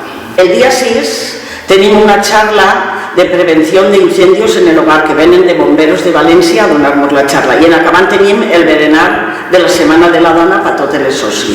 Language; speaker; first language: Catalan; native; Catalan